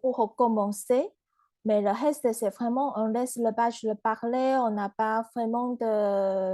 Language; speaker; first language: French; non-native, fluent; Chinese